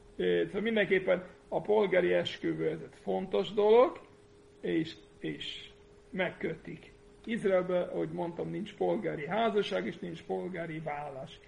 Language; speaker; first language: Hungarian; non-native, fluent; English